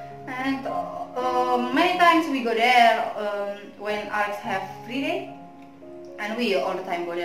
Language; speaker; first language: English; non-native, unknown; Indonesian